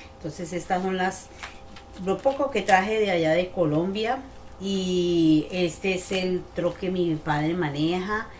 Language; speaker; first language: Spanish; native; Spanish